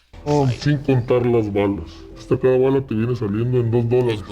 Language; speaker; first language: Spanish; native; Spanish